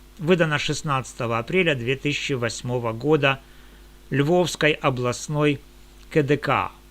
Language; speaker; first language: Russian; native; Russian